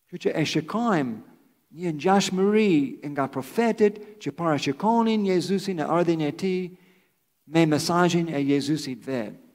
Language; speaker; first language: Albanian; non-native, fluent; English